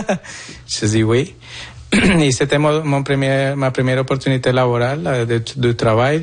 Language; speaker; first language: French; non-native, fluent; Spanish